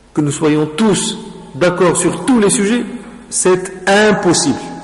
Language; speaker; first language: French; non-native, local second language; Arabic